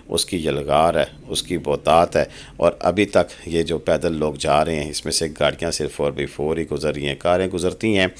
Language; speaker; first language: Urdu; non-native, local second language; Pahari-Potwari